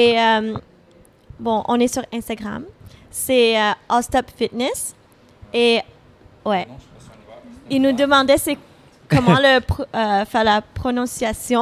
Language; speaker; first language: French; non-native, fluent; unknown